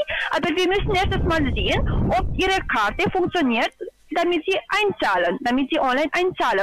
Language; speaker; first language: German; non-native, learner; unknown